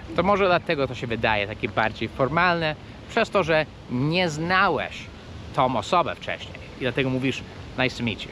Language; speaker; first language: Polish; non-native, fluent; English